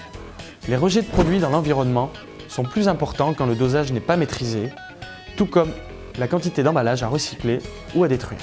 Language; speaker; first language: French; native; French